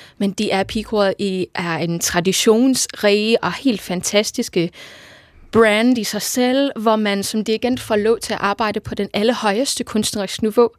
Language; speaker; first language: Danish; non-native, fluent; English